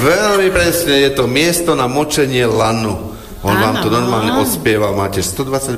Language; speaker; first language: Slovak; native; Slovak